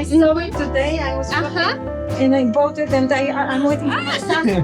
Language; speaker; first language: English; non-native, fluent; Polish